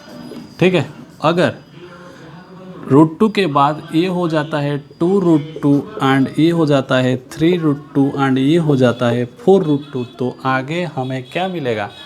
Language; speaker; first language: Hindi; non-native, local second language; Odia